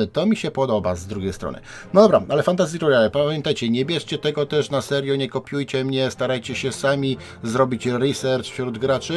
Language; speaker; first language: Polish; native; Polish